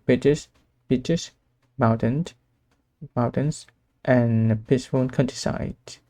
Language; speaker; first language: English; non-native, learner; Vietnamese